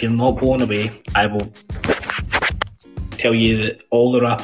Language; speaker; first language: English; native; English